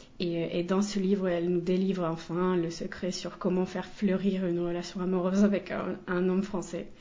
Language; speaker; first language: French; non-native, fluent; Finnish